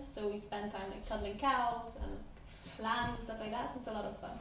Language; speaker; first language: English; non-native, fluent; Polish